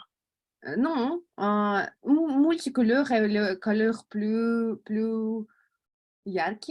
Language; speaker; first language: French; non-native, learner; Russian